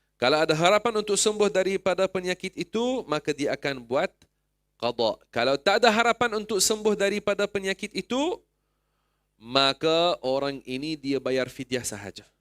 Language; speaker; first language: Malay; non-native, fluent; Arabic